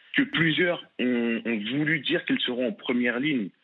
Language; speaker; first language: French; native; French